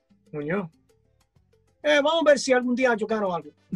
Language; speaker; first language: Spanish; early bilingual, heritage; English